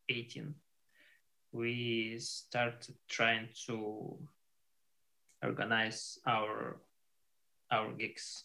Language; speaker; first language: English; non-native, learner; Russian